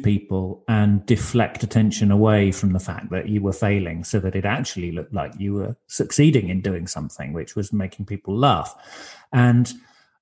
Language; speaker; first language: English; native; English